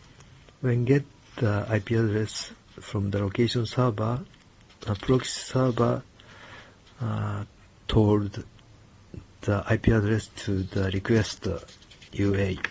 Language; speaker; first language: English; non-native, learner; Japanese